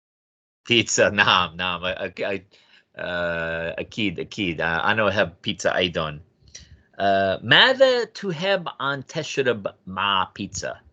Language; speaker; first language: Arabic; non-native, fluent; English